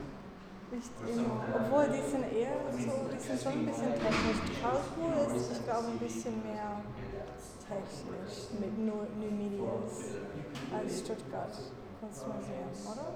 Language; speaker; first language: German; early bilingual, heritage; English